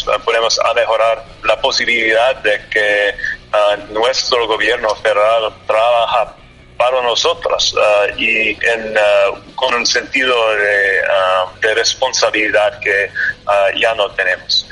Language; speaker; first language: Spanish; non-native, learner; English